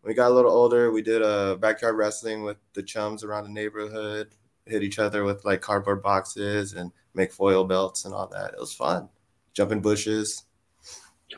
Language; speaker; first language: English; native; English